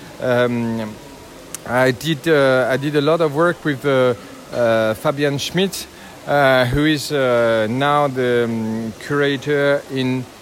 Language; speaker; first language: English; non-native, learner; French